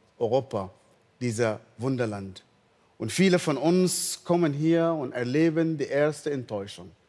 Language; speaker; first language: German; non-native, fluent; Arabic